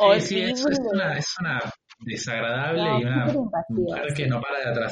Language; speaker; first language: Spanish; native; Spanish